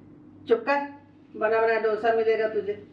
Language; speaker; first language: Hindi; native; Hindi